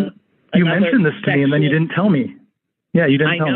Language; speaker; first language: English; native; English